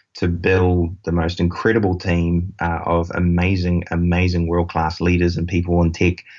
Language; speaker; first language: English; native; English